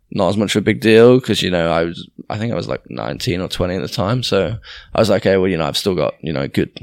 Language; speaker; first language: English; native; English